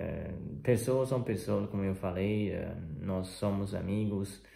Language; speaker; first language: Portuguese; non-native, fluent; Chinese